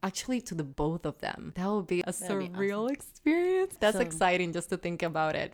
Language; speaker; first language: English; non-native, fluent; Spanish